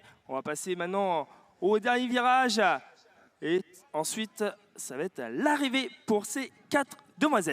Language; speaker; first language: French; native; French